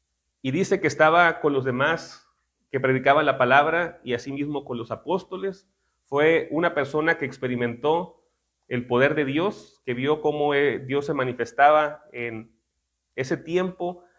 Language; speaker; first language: Spanish; native; Spanish